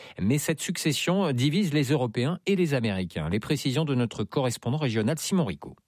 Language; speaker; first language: French; native; French